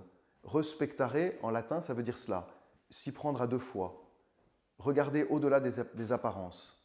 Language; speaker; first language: French; native; French